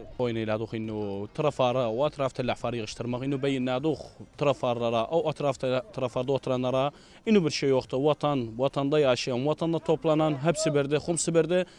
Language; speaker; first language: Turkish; native; Turkish